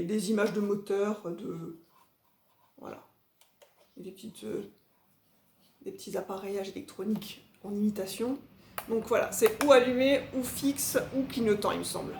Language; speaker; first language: French; native; French